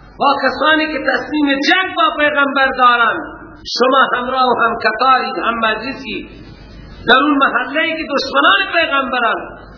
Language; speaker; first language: Persian; non-native, local second language; Baluchi